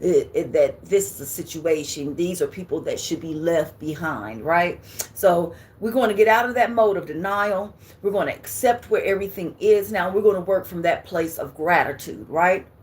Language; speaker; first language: English; native; English